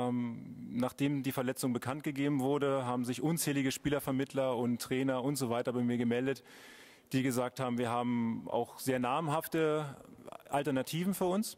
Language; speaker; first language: German; native; German